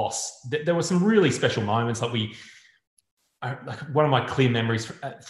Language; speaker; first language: English; native; English